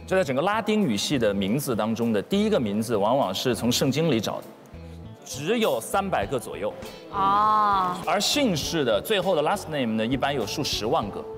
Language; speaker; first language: Chinese; non-native, fluent; Norwegian